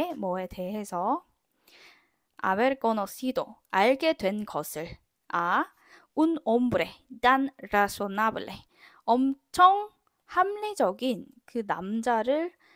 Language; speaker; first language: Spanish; non-native, fluent; Korean